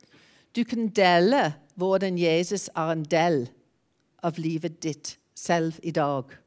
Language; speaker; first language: Norwegian; non-native, fluent; English